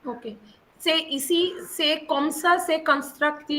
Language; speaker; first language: French; non-native, learner; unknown